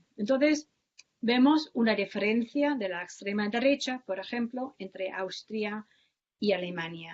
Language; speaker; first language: Spanish; non-native, fluent; English